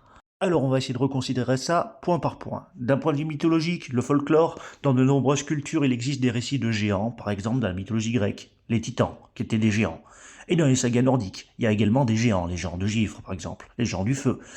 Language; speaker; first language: French; native; French